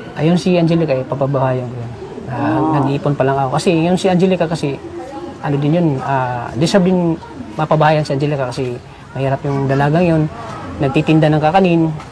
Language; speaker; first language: Filipino; non-native, local second language; Cebuano